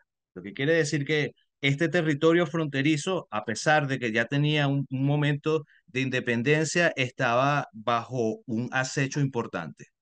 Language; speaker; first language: Spanish; native; Spanish